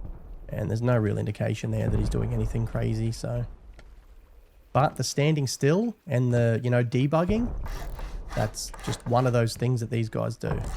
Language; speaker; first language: English; native; English